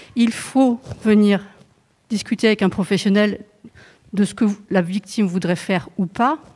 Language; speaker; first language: French; native; French